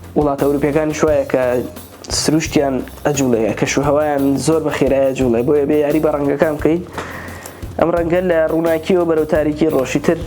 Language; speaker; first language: Central Kurdish; native; Central Kurdish